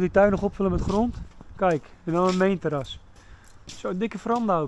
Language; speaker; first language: Dutch; native; Dutch